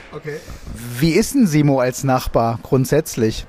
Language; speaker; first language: German; native; German